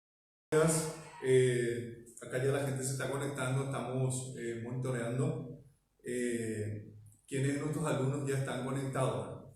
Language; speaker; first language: Spanish; native; Spanish